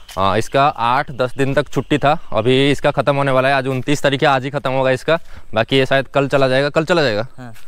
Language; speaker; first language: Hindi; non-native, local second language; Odia